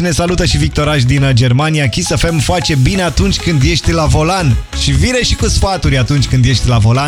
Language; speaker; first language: Romanian; native; Romanian